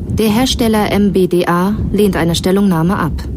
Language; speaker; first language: German; native; German